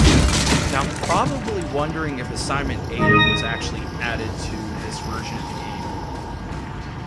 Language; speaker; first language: English; native; English